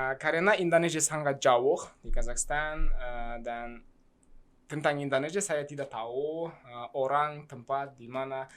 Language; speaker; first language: Indonesian; non-native, learner; Kazakh